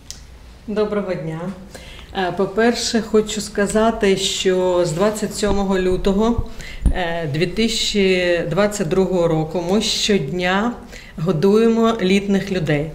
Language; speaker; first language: Ukrainian; non-native, local second language; Russian